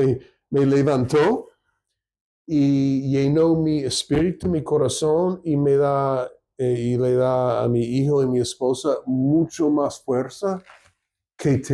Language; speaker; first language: Spanish; non-native, fluent; English